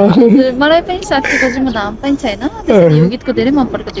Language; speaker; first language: Nepali; non-native, learner; Japanese